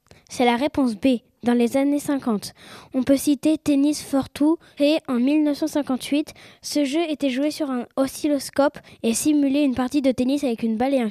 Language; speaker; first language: French; native; French